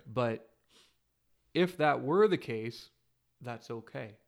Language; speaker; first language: English; native; English